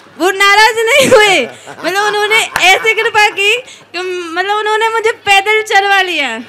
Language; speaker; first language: Hindi; native; Hindi